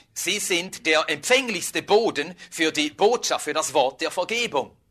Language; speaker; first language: German; native; German